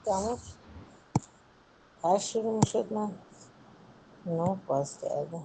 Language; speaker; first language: Portuguese; non-native, fluent; Persian